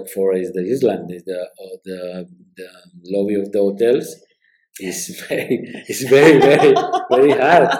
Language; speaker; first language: English; non-native, learner; Spanish